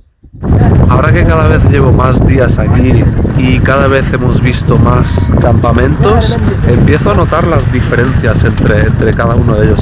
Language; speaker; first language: Spanish; native; Spanish